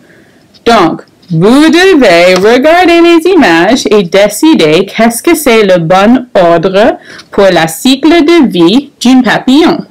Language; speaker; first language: French; non-native, fluent; English